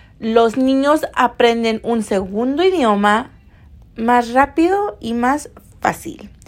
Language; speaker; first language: Spanish; early bilingual, heritage; Spanish